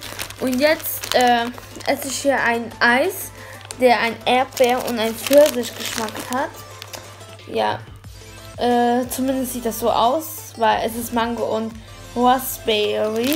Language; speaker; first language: German; early bilingual, other home language; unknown